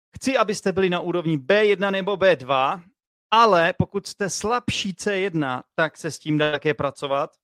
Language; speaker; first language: Czech; native; Czech